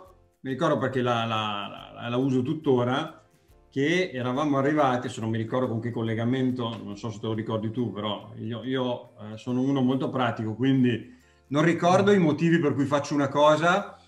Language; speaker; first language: Italian; native; Italian